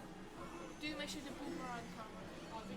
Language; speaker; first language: Welsh; non-native, local second language; English